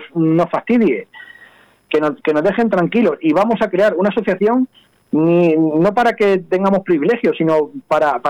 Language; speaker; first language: Spanish; native; Spanish